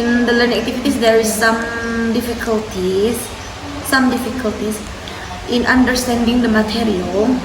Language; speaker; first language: English; non-native, fluent; Indonesian